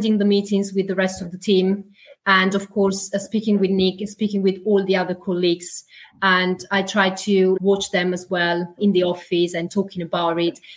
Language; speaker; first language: English; non-native, fluent; Italian